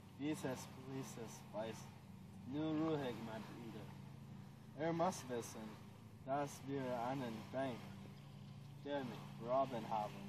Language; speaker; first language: German; non-native, learner; English